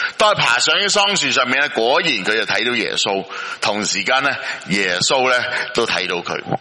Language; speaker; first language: Cantonese; native; Cantonese